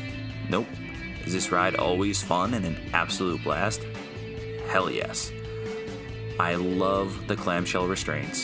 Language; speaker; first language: English; native; English